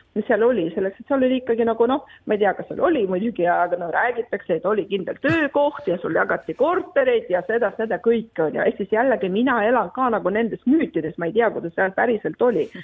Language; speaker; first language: Estonian; non-native, local second language; Russian